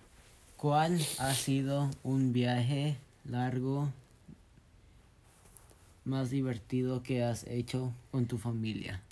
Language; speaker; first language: Spanish; early bilingual, heritage; Spanish